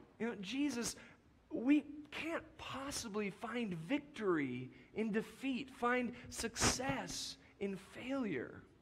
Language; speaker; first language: English; native; English